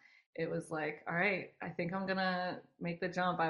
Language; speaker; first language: English; native; English